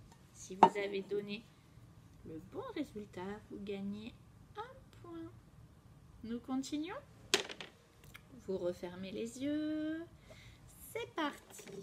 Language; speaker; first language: French; native; French